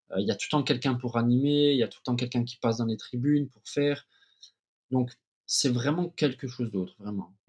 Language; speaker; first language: French; native; French